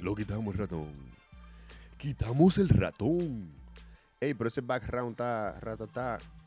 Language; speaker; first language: Spanish; early bilingual, heritage; Spanish